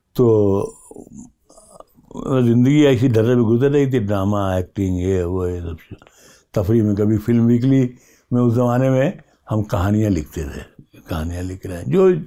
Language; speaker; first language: Hindi; native; Hindi